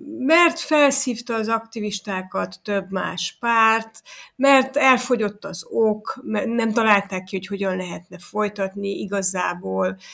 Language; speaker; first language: Hungarian; native; Hungarian